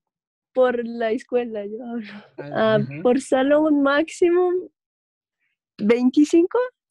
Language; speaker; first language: Spanish; non-native, learner; Russian